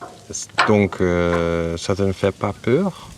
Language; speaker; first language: French; non-native, fluent; Dutch